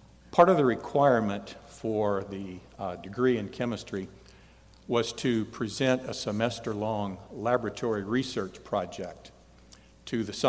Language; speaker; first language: English; native; English